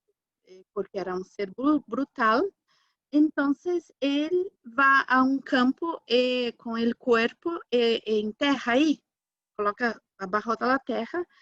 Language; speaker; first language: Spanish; non-native, learner; Portuguese